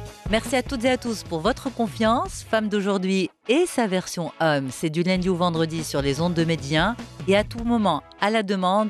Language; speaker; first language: French; non-native, local second language; Arabic